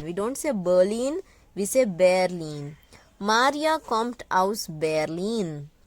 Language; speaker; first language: German; non-native, fluent; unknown